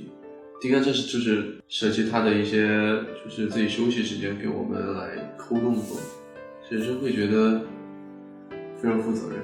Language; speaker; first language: Chinese; native; Chinese